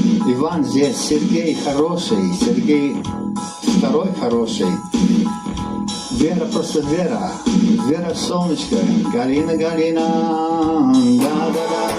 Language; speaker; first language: Russian; non-native, learner; English